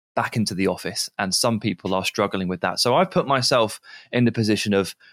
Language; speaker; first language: English; native; English